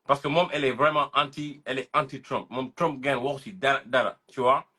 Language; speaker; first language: French; non-native, local second language; Wolof